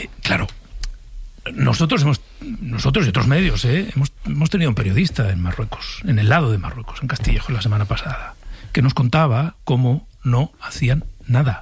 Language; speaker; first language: Spanish; native; Spanish